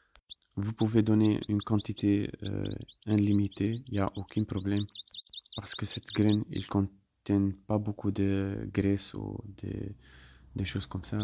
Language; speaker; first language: French; non-native, fluent; Italian